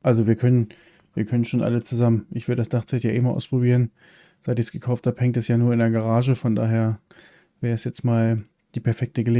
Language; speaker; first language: German; native; German